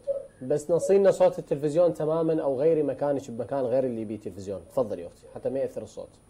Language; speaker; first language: Arabic; native; Arabic